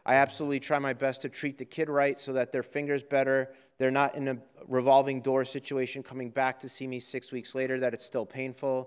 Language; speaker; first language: English; native; English